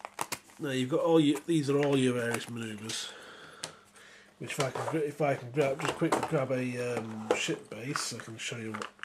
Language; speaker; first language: English; native; English